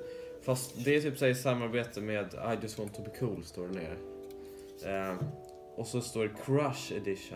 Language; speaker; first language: Swedish; native; Swedish